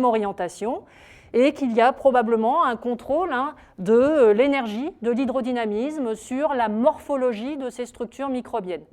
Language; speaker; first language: French; native; French